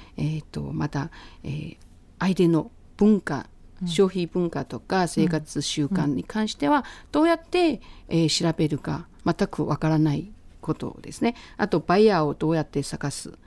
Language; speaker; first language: Japanese; non-native, fluent; Chinese